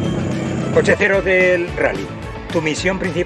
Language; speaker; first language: Spanish; native; Spanish